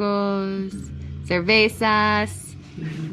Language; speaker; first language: Spanish; non-native, learner; English